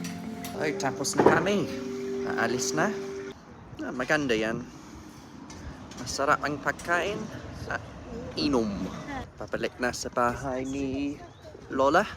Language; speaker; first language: Filipino; non-native, learner; English